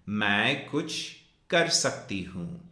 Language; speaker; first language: Hindi; non-native, fluent; English